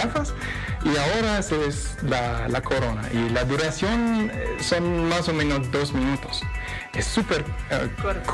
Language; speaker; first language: Spanish; non-native, fluent; French